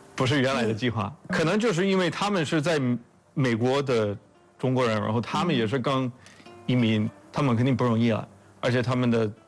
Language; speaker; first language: Chinese; non-native, fluent; English